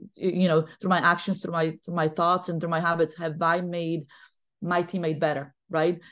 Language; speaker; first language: English; non-native, fluent; Polish